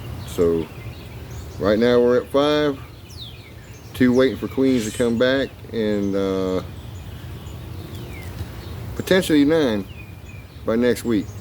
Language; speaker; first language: English; native; English